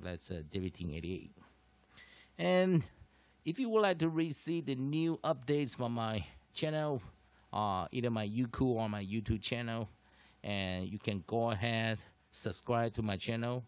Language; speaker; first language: English; non-native, fluent; Chinese